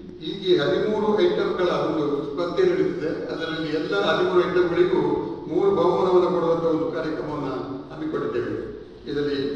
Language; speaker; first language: Kannada; non-native, local second language; Kodava